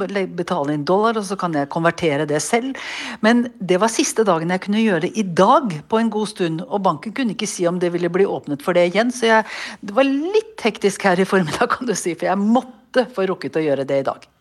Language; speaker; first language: Norwegian; native; Norwegian